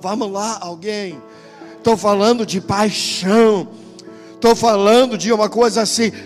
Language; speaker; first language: Portuguese; non-native, fluent; English